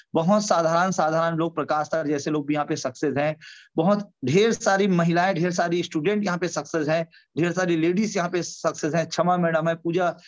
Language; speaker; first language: Hindi; native; Hindi